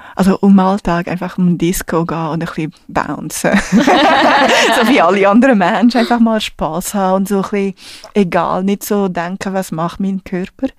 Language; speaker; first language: German; non-native, fluent; Portuguese